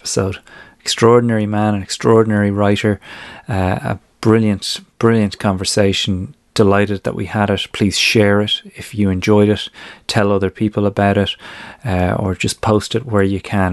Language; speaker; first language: English; native; English